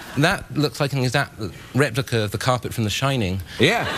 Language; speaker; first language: English; native; English